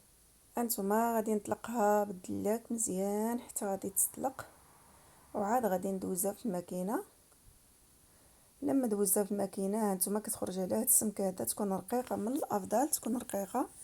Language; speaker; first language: Arabic; native; Arabic